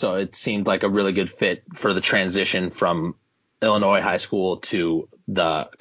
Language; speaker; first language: English; native; English